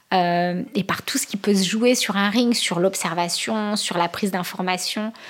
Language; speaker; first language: French; native; French